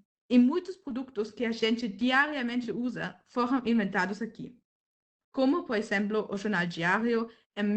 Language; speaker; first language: Portuguese; non-native, fluent; German